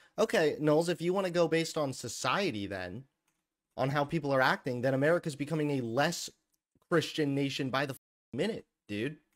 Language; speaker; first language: English; native; English